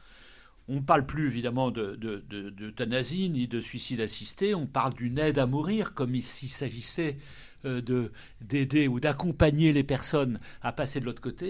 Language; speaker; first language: French; native; French